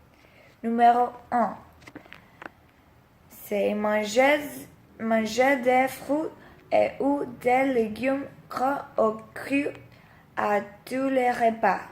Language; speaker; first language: French; non-native, learner; Spanish